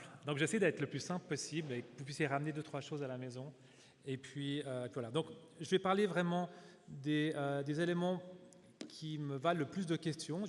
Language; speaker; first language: French; native; French